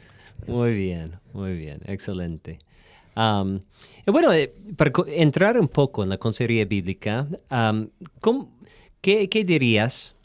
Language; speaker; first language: Spanish; non-native, fluent; English